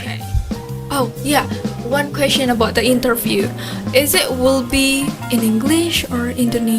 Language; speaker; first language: English; non-native, learner; Indonesian